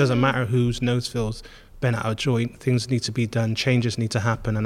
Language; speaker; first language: English; native; English